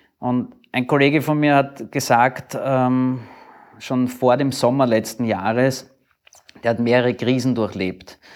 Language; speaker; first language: German; native; German